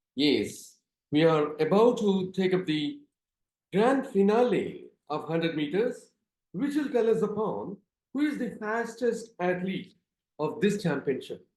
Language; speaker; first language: English; non-native, local second language; Tamil